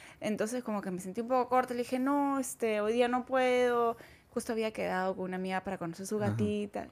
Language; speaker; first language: Spanish; native; Spanish